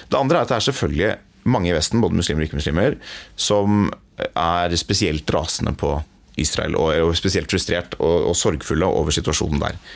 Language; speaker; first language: Norwegian; native; Norwegian